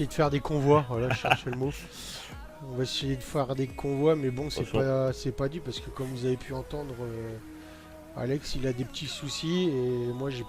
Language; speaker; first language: French; native; French